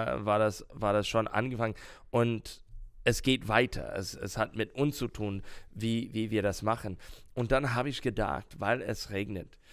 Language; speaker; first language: German; non-native, learner; English